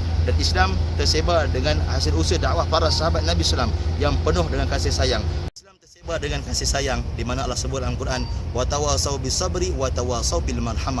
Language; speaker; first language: Malay; native; Malay